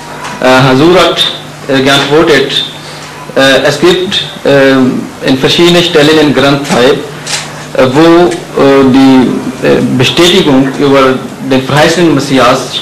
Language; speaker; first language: German; non-native, fluent; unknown